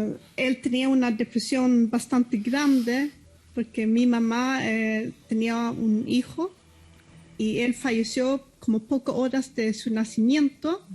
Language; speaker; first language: Spanish; early bilingual, heritage; Spanish